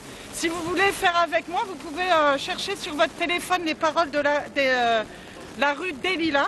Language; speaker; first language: French; native; French